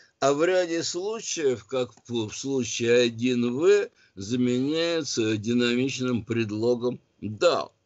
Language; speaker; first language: Russian; native; Russian